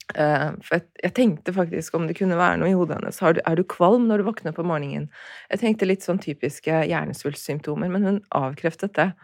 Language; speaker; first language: Norwegian; early bilingual, other home language; Turkish